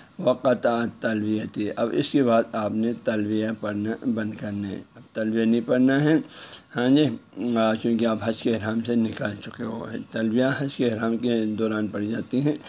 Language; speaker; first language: Urdu; non-native, local second language; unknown